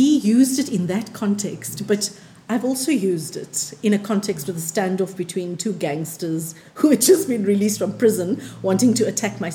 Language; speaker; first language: English; native; English